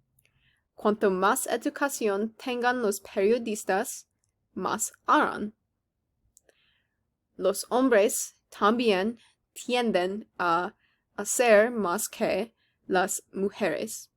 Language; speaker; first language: Spanish; non-native, learner; English